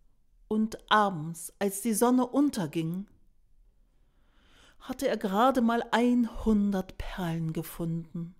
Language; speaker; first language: German; native; German